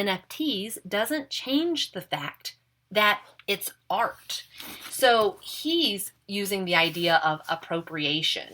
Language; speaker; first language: English; native; English